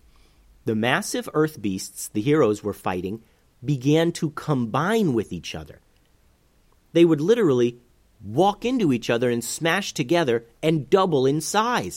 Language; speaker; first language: English; native; English